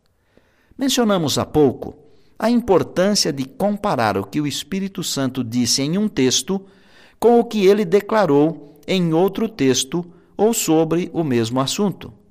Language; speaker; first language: Portuguese; native; Portuguese